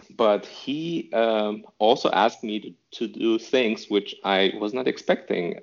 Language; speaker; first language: English; non-native, fluent; Turkish